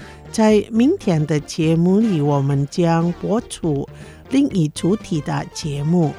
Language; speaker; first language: Chinese; non-native, fluent; Indonesian